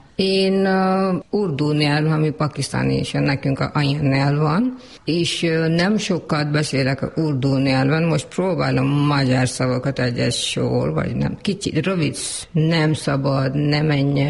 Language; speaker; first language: Hungarian; non-native, learner; Urdu